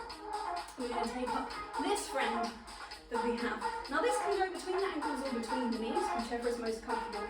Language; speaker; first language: English; native; English